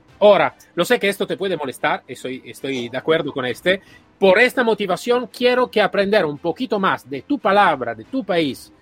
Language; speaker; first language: Spanish; non-native, fluent; Italian